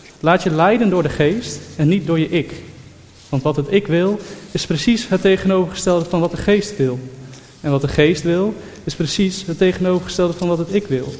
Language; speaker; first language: Dutch; native; Dutch